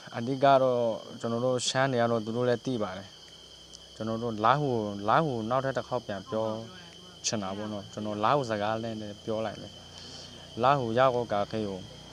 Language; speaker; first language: Burmese; non-native, local second language; Lahu